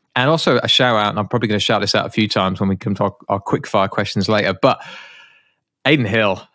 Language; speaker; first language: English; native; English